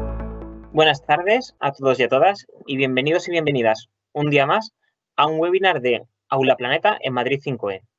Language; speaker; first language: Spanish; native; Spanish